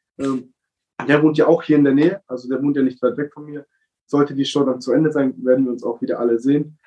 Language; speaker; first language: German; early bilingual, other home language; Italian